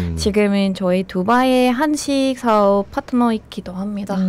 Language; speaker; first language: Korean; non-native, fluent; Persian